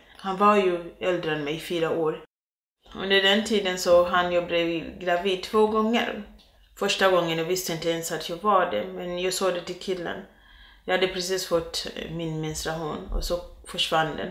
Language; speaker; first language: Swedish; non-native, fluent; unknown